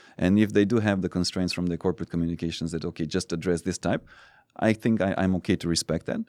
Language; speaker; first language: English; non-native, fluent; Romanian